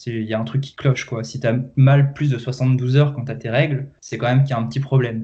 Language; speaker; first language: French; native; French